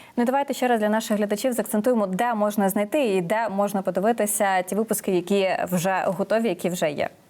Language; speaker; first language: Ukrainian; native; Ukrainian